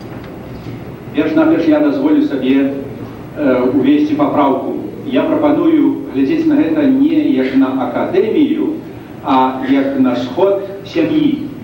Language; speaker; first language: Belarusian; native; Belarusian